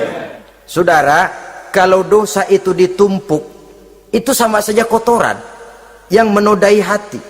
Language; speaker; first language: Indonesian; native; Indonesian